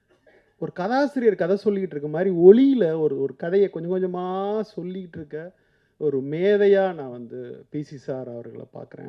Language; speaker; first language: Tamil; native; Tamil